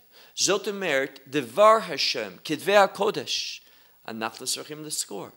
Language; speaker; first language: Hebrew; non-native, fluent; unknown